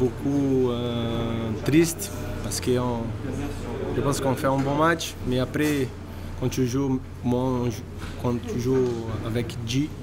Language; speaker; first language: French; non-native, learner; Portuguese